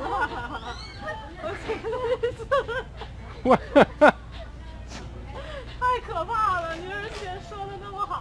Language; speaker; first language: Chinese; native; Chinese